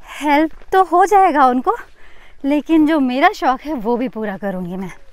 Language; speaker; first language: Hindi; native; Hindi